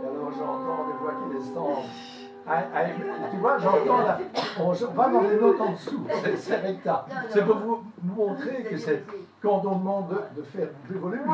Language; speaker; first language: French; non-native, fluent; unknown